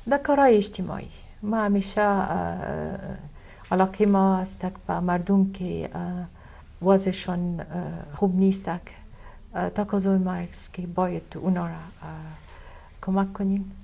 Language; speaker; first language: Persian; non-native, fluent; Arabic